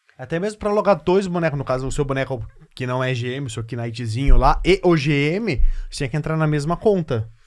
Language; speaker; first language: Portuguese; native; Portuguese